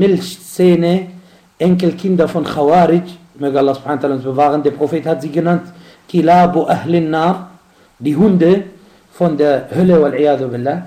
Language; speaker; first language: German; non-native, fluent; Arabic